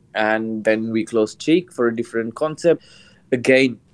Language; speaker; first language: English; non-native, local second language; Sinhala